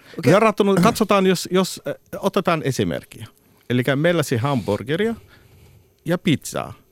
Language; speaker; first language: Finnish; non-native, fluent; Arabic